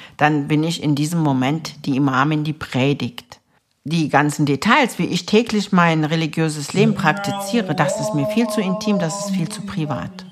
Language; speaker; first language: German; early bilingual, other home language; Turkish